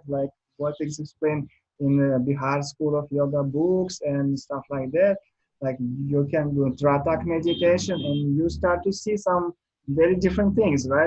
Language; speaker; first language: English; non-native, learner; Russian